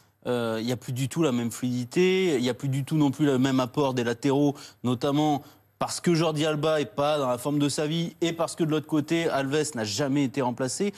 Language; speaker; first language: French; native; French